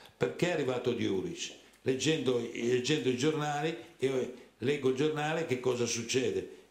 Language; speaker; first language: Italian; native; Italian